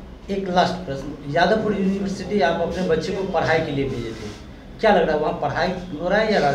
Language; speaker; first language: Hindi; non-native, local second language; Bangla